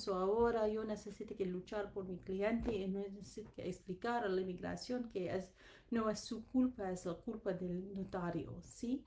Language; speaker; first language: Spanish; non-native, learner; English